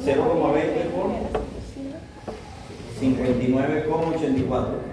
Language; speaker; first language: Spanish; native; Spanish